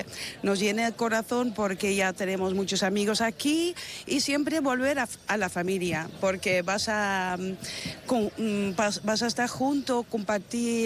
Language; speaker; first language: Spanish; non-native, fluent; Dutch